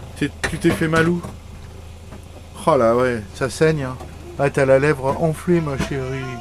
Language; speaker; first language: French; native; French